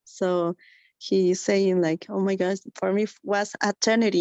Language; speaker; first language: English; non-native, learner; Spanish